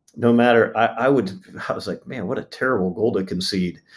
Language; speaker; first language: English; native; English